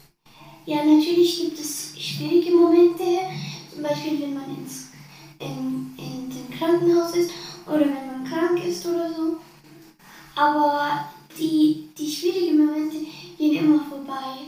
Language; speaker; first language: German; early bilingual, other home language; Arabic